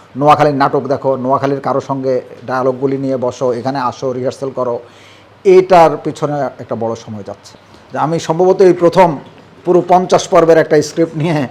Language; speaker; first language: Bangla; native; Bangla